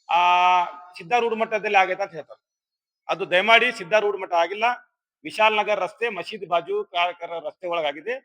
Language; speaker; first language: Kannada; non-native, local second language; Urdu